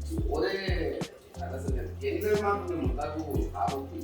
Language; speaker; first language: Korean; non-native, fluent; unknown